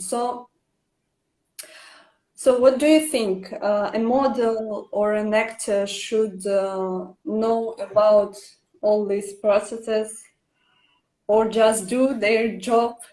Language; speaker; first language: English; non-native, learner; Russian